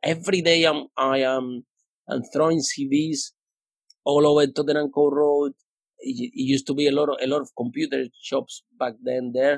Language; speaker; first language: English; non-native, fluent; Spanish